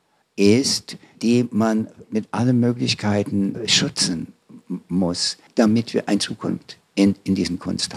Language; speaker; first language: German; non-native, fluent; English